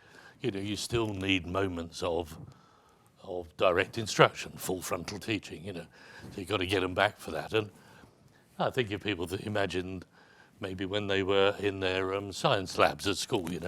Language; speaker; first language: English; native; English